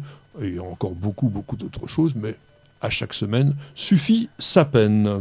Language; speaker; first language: French; native; French